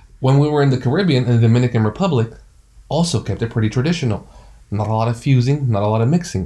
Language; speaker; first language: English; early bilingual, other home language; Spanish